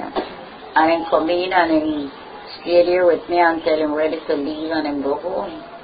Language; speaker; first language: English; native; English